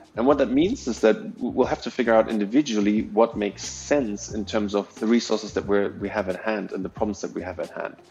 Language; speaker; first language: English; non-native, fluent; German